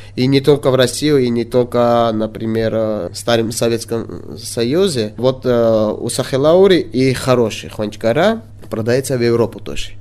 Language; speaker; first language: Russian; non-native, local second language; Georgian